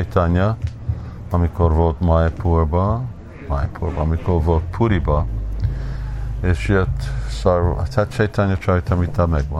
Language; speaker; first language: Hungarian; early bilingual, heritage; Hungarian